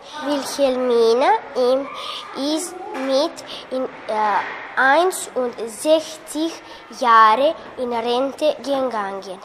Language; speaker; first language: German; non-native, learner; Serbian